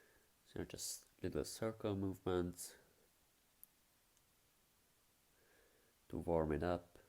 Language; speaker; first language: English; non-native, fluent; Hungarian